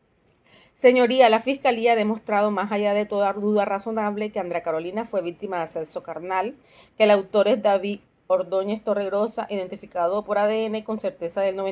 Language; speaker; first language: Spanish; native; Spanish